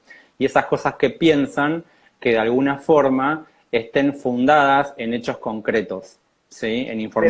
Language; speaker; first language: Spanish; native; Spanish